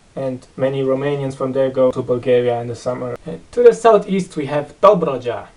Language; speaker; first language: English; non-native, fluent; Romanian